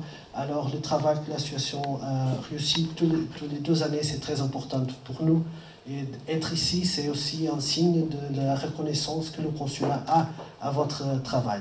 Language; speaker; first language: French; non-native, fluent; Portuguese